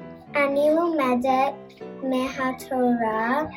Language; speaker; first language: Hebrew; non-native, learner; English